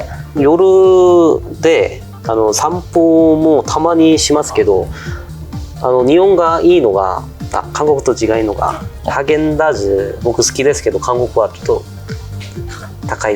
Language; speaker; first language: Japanese; non-native, fluent; Korean